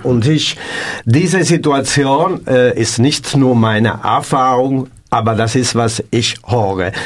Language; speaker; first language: German; non-native, learner; Italian